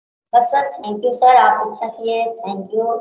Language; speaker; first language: Hindi; native; Hindi